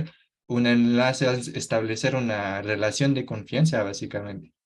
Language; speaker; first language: Spanish; non-native, fluent; French